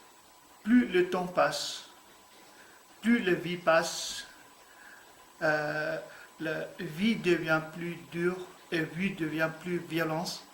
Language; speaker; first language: French; non-native, learner; Tibetan